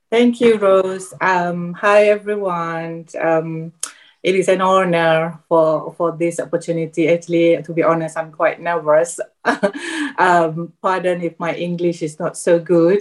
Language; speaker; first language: English; non-native, local second language; Malay